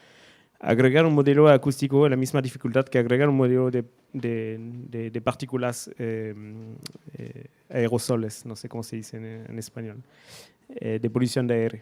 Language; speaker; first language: Spanish; non-native, fluent; French